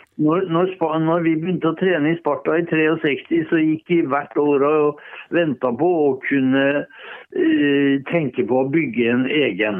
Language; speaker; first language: Norwegian; native; Norwegian